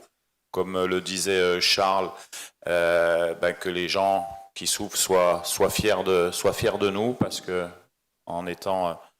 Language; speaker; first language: French; native; French